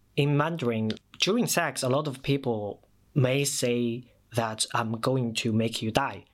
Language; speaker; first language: English; non-native, fluent; Chinese